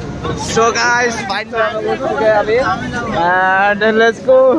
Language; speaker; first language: Hindi; non-native, local second language; Nepali